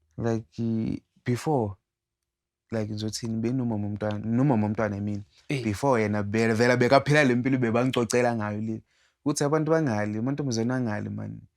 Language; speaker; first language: Zulu; non-native, fluent; Tsonga